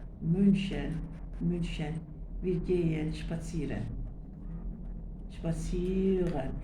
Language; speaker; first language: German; non-native, learner; Turkish